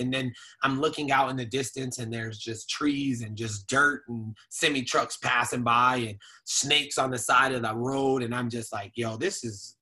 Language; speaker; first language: English; native; English